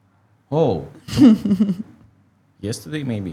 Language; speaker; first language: English; non-native, learner; Russian